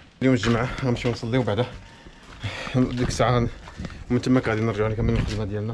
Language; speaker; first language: Arabic; native; Arabic